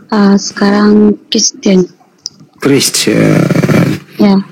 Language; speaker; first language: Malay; non-native, local second language; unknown